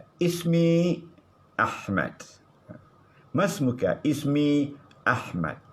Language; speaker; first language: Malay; native; Malay